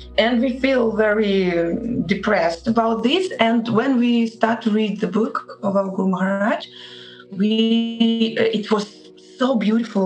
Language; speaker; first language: English; non-native, learner; Russian